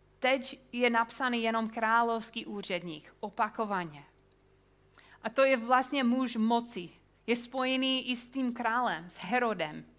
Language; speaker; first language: Czech; non-native, fluent; English